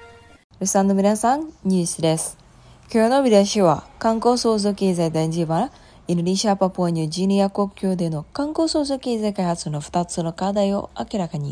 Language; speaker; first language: Japanese; non-native, fluent; Indonesian